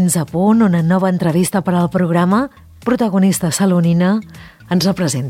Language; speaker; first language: Catalan; native; Catalan